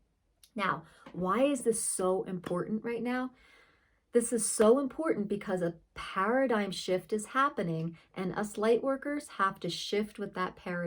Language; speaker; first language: English; native; English